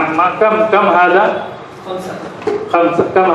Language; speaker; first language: Arabic; non-native, fluent; Urdu